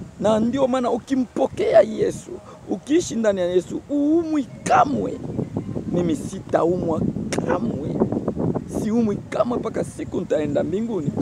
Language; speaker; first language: Swahili; native; Swahili